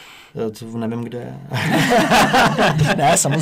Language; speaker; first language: Czech; native; Czech